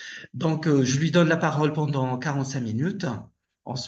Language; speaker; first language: French; non-native, local second language; Arabic